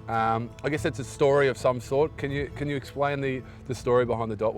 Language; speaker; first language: English; native; English